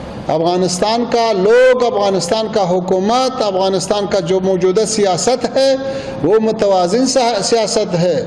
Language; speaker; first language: Hindi; non-native, fluent; Pashto